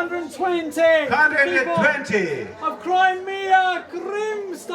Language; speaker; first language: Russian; non-native, learner; English